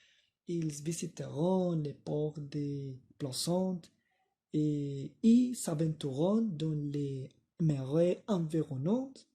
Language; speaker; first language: French; non-native, learner; Spanish